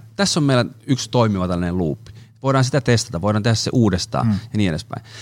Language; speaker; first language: Finnish; native; Finnish